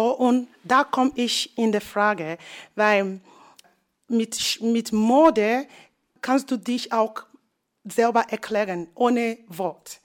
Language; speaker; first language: German; non-native, learner; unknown